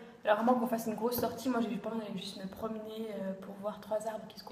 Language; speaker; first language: French; native; French